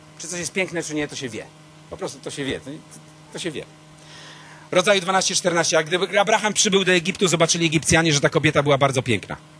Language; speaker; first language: Polish; native; Polish